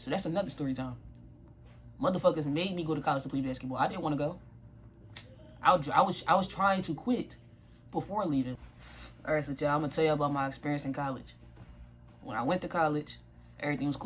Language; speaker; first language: English; native; English